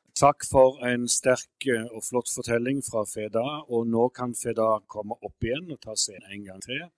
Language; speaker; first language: Norwegian; native; Norwegian